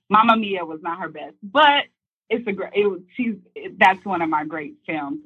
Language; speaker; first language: English; native; English